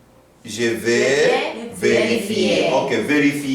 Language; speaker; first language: French; non-native, fluent; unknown